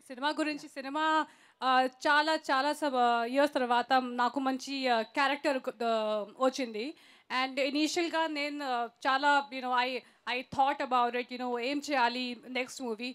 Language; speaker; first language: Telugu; non-native, learner; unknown